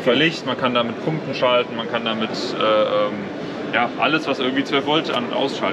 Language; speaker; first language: German; native; German